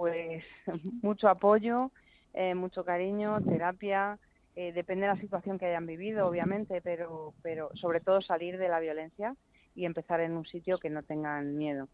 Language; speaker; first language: Spanish; native; Spanish